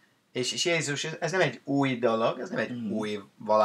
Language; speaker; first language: Hungarian; non-native, fluent; English